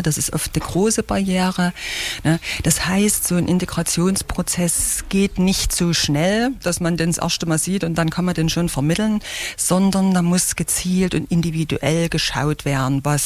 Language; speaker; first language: German; native; German